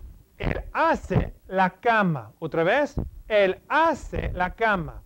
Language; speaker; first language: Spanish; non-native, fluent; English